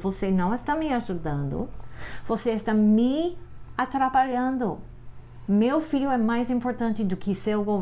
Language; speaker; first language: Portuguese; non-native, fluent; English